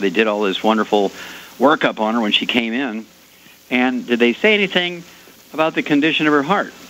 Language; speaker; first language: English; native; English